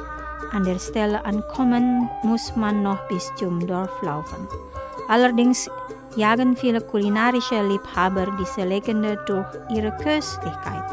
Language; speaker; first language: German; non-native, learner; Indonesian